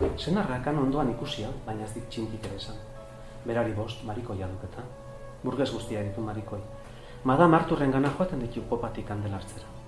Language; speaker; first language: Basque; native; Basque